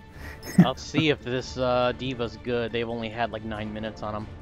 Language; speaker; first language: English; native; English